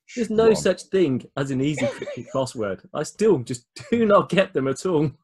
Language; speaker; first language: English; native; English